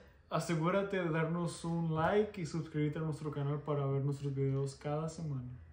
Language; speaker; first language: Spanish; early bilingual, other home language; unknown